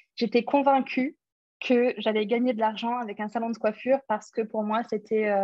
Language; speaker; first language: French; early bilingual, other home language; English